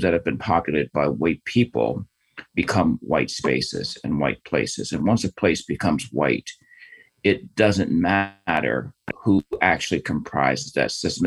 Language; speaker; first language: English; native; English